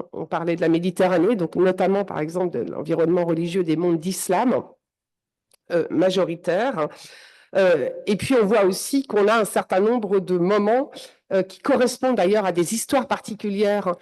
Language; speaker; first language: French; native; French